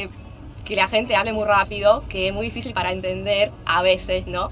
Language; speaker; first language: Spanish; non-native, fluent; Russian